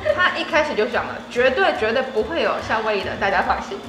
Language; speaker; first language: Chinese; native; Chinese